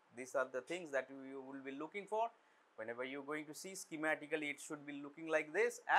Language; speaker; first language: English; non-native, local second language; Bangla